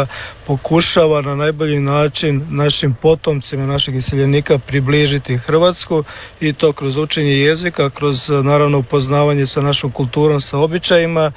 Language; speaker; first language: Serbian; native; Serbian